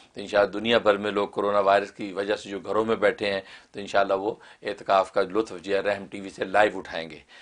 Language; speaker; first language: Hindi; non-native, local second language; Kashmiri